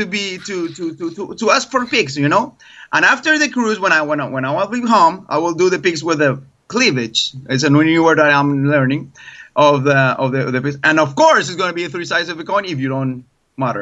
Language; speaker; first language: English; non-native, learner; Spanish